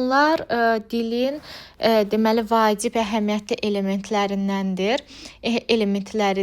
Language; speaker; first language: Azerbaijani; native; Azerbaijani